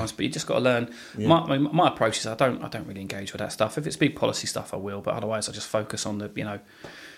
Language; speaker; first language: English; native; English